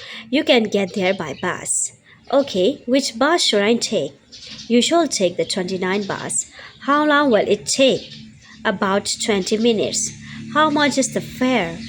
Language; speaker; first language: English; non-native, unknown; Burmese